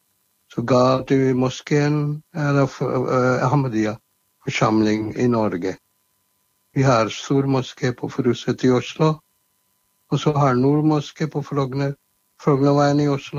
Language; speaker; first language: Norwegian; non-native, learner; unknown